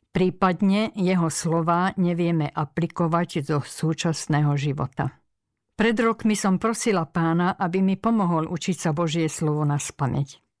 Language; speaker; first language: Slovak; early bilingual, other home language; Hungarian